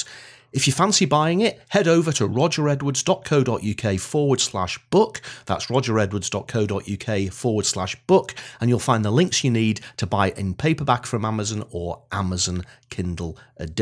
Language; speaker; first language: English; native; English